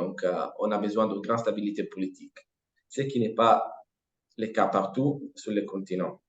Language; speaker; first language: French; non-native, fluent; Italian